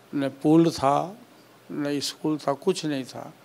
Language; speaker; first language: Hindi; native; Hindi